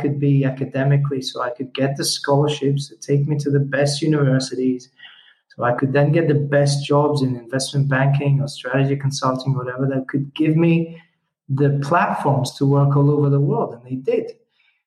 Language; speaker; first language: English; non-native, fluent; Italian